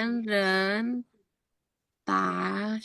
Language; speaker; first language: Chinese; non-native, learner; Indonesian